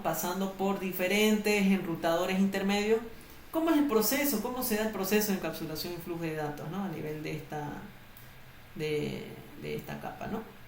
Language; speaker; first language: Spanish; native; Spanish